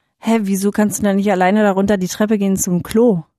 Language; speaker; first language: German; native; German